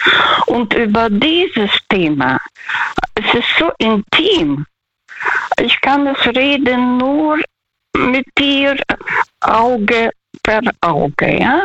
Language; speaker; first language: German; non-native, fluent; Russian